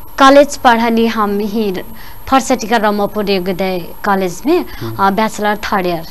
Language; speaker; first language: Bhojpuri; non-native, local second language; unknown